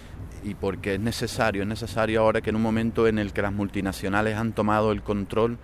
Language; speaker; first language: Spanish; native; Spanish